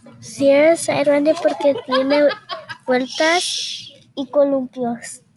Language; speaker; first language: Spanish; early bilingual, heritage; Spanish